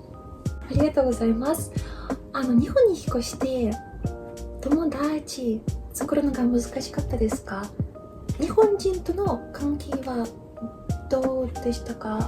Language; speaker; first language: Japanese; non-native, learner; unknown